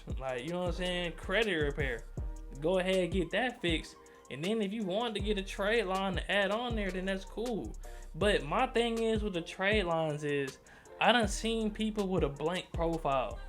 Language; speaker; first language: English; native; English